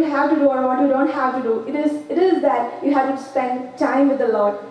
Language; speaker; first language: English; non-native, local second language; Malayalam